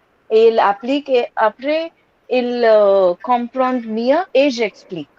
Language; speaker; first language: French; non-native, learner; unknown